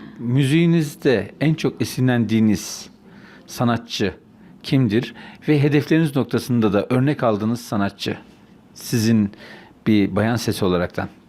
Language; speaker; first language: Turkish; native; Turkish